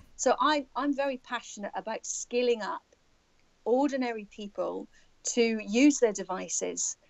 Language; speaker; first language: English; native; English